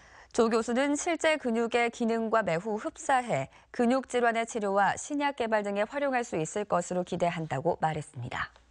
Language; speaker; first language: Korean; native; Korean